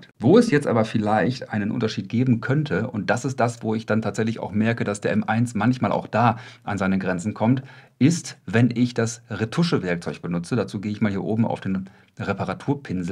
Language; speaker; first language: German; native; German